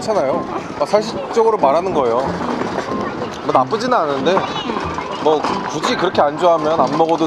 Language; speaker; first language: Korean; native; Korean